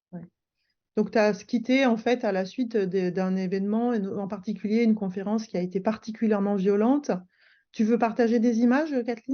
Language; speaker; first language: French; native; French